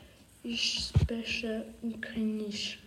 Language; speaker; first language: German; non-native, learner; Ukrainian